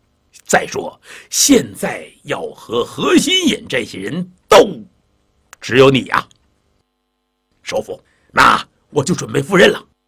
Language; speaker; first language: Chinese; native; Chinese